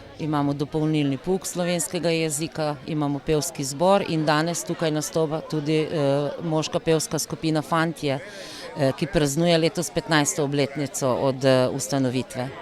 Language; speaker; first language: Slovenian; native; Slovenian